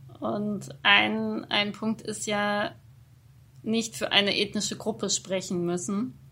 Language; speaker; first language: German; early bilingual, other home language; Persian